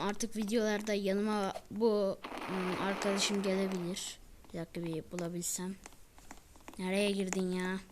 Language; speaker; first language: Turkish; native; Turkish